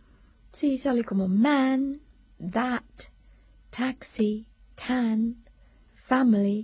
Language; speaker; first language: Spanish; non-native, fluent; English